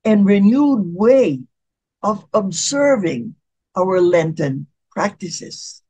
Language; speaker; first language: English; non-native, local second language; Filipino